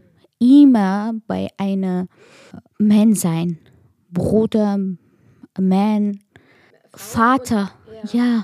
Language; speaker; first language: German; non-native, learner; Persian